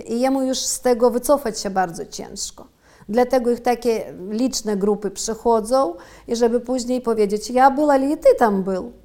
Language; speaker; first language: Polish; early bilingual, heritage; Polish